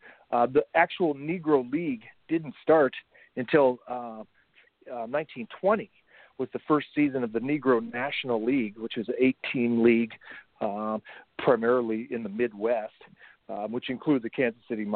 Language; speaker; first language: English; native; English